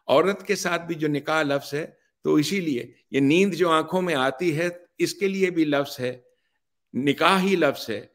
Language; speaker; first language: Urdu; native; Urdu